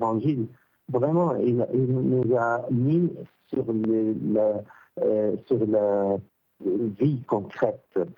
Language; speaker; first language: French; non-native, local second language; Arabic